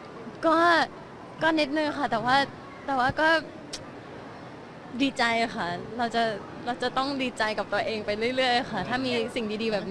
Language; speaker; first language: Thai; native; Thai